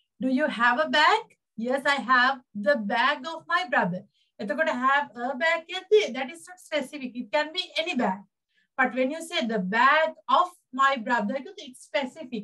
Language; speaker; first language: English; non-native, local second language; Sinhala